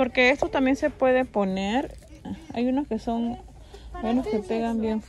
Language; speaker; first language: Spanish; native; Spanish